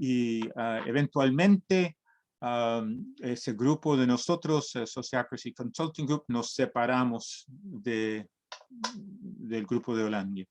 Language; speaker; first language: Spanish; early bilingual, heritage; Spanish